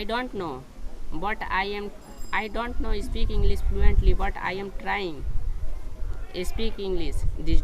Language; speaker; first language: English; non-native, learner; Hindi